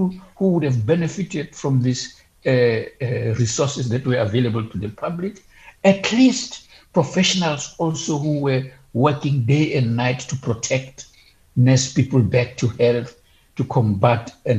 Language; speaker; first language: English; non-native, local second language; Southern Sotho